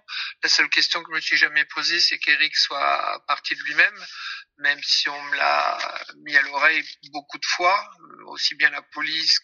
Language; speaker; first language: French; native; French